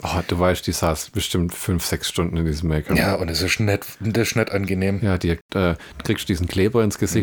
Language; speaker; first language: German; native; German